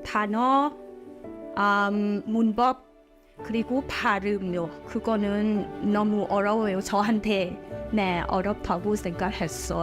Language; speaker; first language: Korean; non-native, learner; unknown